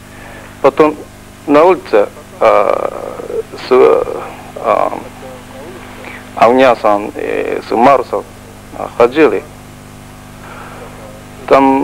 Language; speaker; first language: Russian; non-native, fluent; Japanese